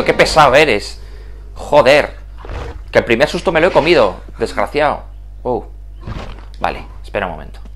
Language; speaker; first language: Spanish; native; Spanish